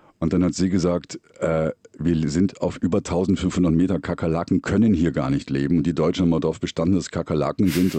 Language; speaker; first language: German; native; German